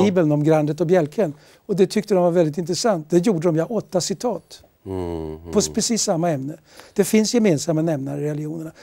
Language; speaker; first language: Swedish; native; Swedish